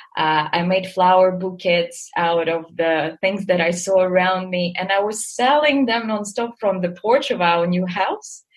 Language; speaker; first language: English; non-native, fluent; Russian